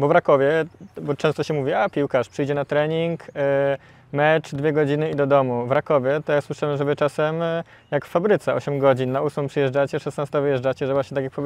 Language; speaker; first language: Polish; native; Polish